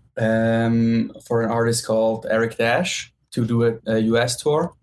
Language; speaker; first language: English; non-native, fluent; German